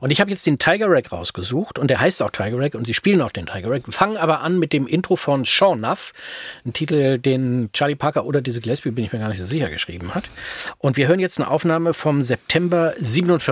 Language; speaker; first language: German; native; German